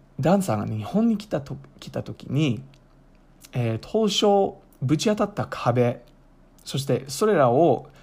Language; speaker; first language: Japanese; non-native, fluent; English